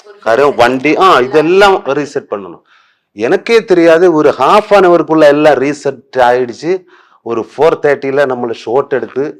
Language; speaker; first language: Tamil; non-native, learner; Malayalam